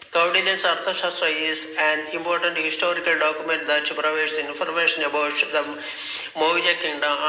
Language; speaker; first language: English; non-native, local second language; Malayalam